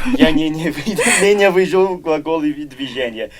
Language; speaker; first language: Russian; non-native, learner; English